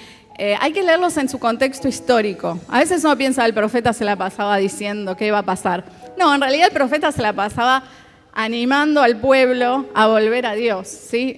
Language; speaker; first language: Spanish; native; Spanish